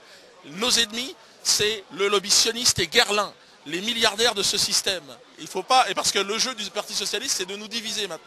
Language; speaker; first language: French; native; French